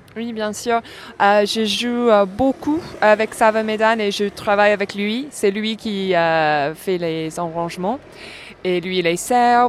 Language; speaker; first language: French; non-native, fluent; English